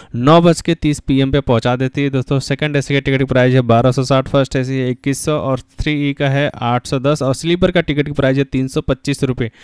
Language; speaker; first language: Hindi; native; Hindi